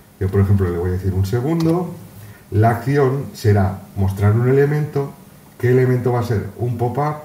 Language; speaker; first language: Spanish; native; Spanish